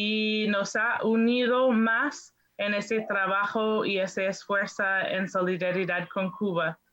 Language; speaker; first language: Spanish; non-native, fluent; English